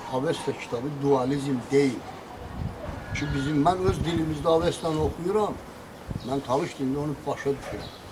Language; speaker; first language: Azerbaijani; non-native, local second language; Talysh